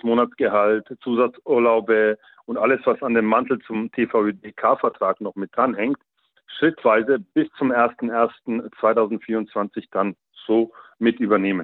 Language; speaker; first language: German; native; German